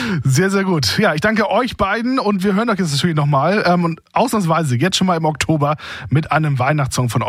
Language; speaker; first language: German; native; German